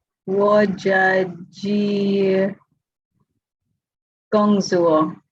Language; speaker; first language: Chinese; non-native, learner; English